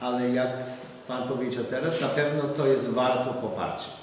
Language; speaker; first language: Polish; non-native, learner; English